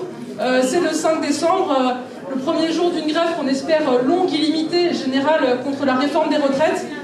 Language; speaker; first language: French; native; French